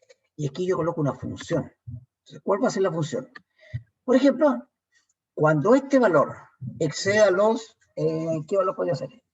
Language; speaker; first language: Spanish; native; Spanish